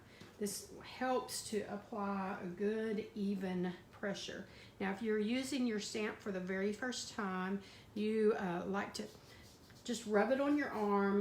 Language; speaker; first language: English; native; English